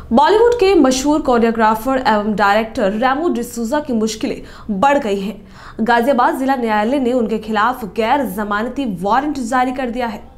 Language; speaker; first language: Hindi; native; Hindi